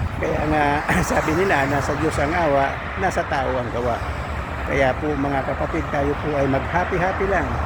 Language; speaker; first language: Filipino; non-native, local second language; Cebuano